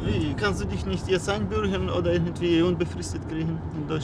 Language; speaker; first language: German; non-native, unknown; Russian